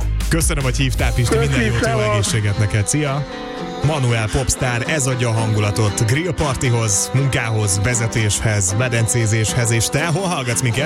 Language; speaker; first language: Hungarian; native; Hungarian